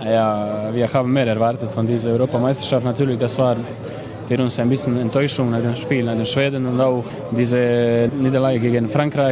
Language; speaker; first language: German; non-native, fluent; Croatian